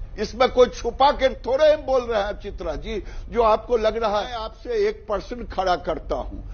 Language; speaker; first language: Hindi; native; Hindi